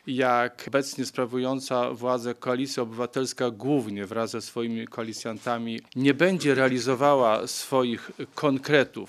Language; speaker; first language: Polish; native; Polish